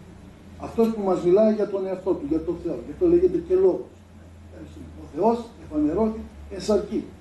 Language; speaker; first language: Greek; native; Greek